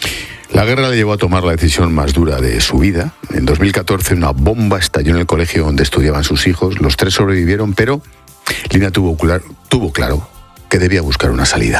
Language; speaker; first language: Spanish; native; Spanish